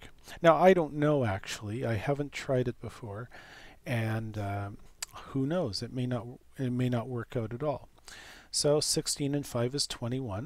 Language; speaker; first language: English; native; English